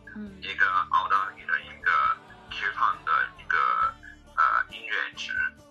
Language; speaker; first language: Chinese; non-native, fluent; English